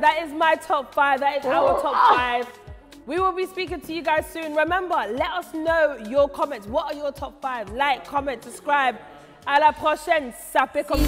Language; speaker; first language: English; early bilingual, other home language; French